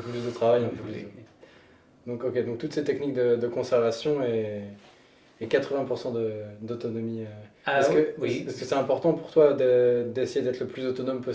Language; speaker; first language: French; native; French